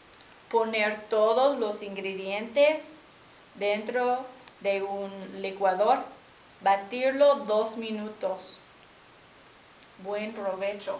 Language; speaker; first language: Spanish; non-native, fluent; English